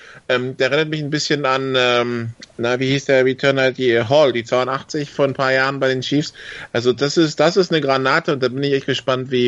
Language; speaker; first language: German; native; German